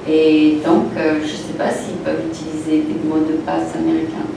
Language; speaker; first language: French; non-native, fluent; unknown